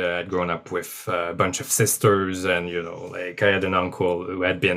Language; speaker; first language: English; non-native, fluent; French